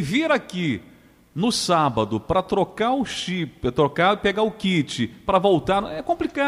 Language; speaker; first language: Portuguese; native; Portuguese